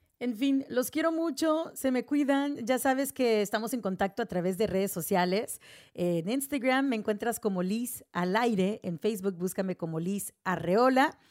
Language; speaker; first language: Spanish; early bilingual, heritage; Spanish